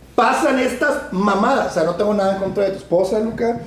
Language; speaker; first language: Spanish; native; Spanish